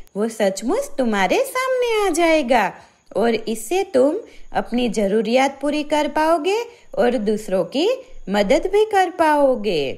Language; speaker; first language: Hindi; native; Hindi